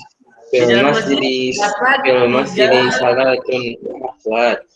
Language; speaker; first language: Arabic; non-native, learner; Indonesian